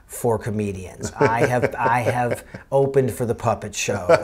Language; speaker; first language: English; native; English